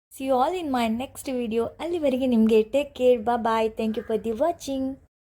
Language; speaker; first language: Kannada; non-native, local second language; Tulu